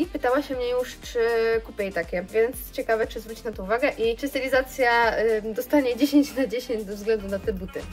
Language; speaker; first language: Polish; native; Polish